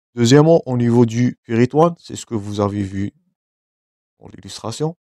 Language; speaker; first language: French; non-native, local second language; Arabic